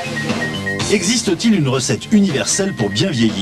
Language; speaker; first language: French; native; French